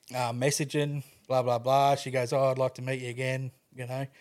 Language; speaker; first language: English; native; English